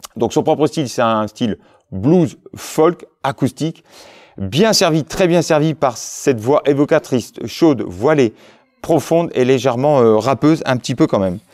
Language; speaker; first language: French; native; French